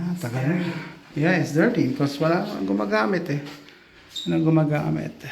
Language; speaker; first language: Filipino; native; Filipino